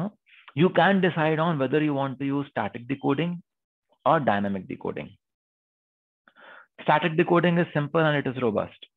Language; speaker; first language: English; non-native, local second language; Hindi